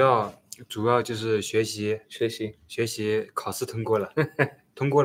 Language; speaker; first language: Chinese; non-native, learner; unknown